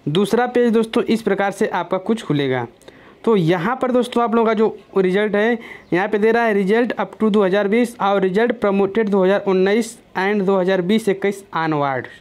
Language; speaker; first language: Hindi; native; Hindi